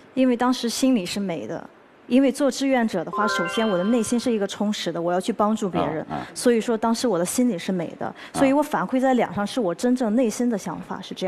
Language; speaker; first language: Chinese; native; Chinese